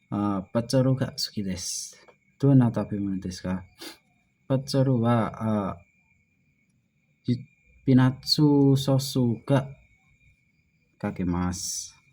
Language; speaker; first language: Japanese; non-native, learner; Indonesian